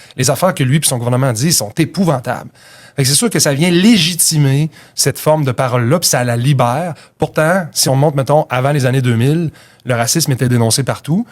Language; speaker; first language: French; native; French